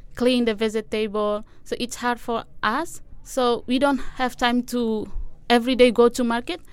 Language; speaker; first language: English; non-native, learner; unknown